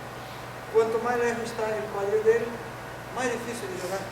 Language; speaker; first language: Spanish; non-native, learner; Portuguese